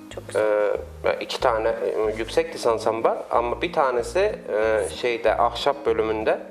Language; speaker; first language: Turkish; non-native, fluent; Persian